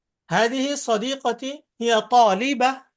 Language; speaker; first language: Arabic; non-native, fluent; Bangla